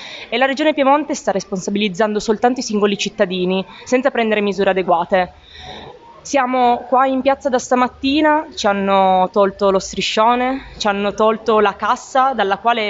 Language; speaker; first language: Italian; native; Italian